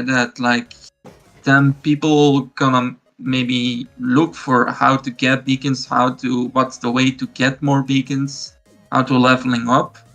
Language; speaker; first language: English; non-native, fluent; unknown